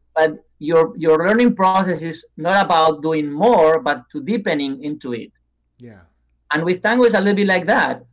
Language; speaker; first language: English; non-native, fluent; Japanese